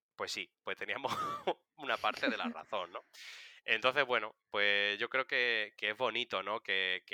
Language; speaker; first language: Spanish; native; Spanish